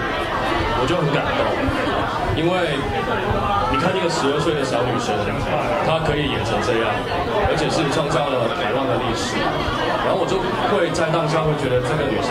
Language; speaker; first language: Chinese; early bilingual, heritage; Chinese